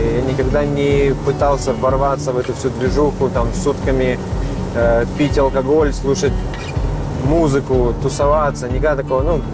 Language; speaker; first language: Russian; native; Russian